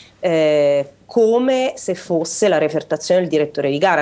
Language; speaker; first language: Italian; native; Italian